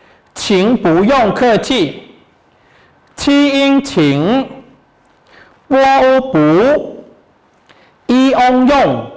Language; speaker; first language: Chinese; non-native, fluent; Khmer